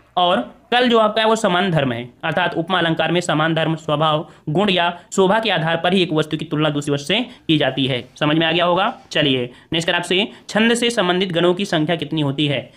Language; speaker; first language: Hindi; native; Hindi